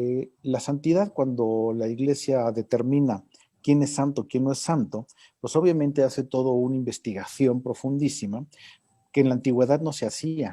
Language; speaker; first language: Spanish; native; Spanish